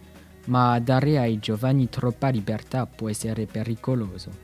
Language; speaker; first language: Italian; non-native, learner; French